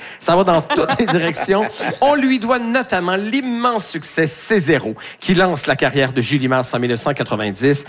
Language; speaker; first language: French; native; French